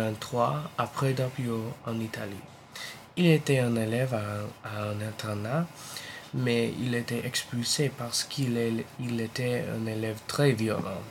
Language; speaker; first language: French; non-native, learner; English